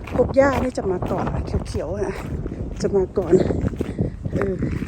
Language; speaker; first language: Thai; native; Thai